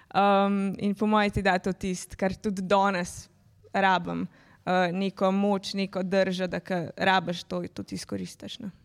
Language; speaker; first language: Slovenian; native; Slovenian